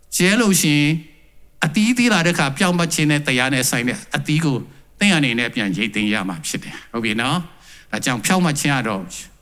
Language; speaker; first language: Burmese; non-native, local second language; Tedim Chin